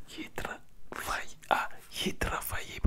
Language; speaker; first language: Russian; non-native, learner; French